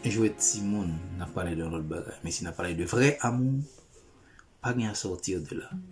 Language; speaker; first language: French; non-native, local second language; Haitian Creole